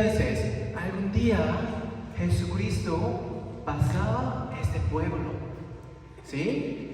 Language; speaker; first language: Spanish; non-native, learner; Korean